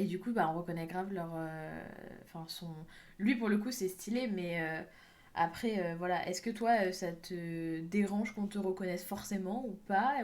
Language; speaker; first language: French; native; French